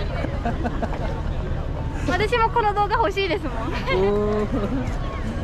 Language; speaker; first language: Japanese; native; Japanese